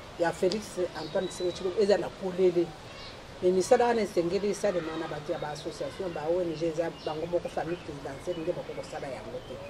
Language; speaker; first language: Lingala; non-native, local second language; Luba-Lulua